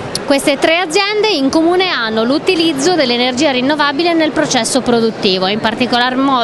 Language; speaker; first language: Italian; native; Italian